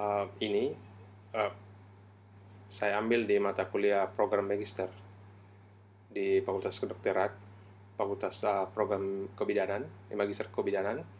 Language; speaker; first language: Indonesian; native; Indonesian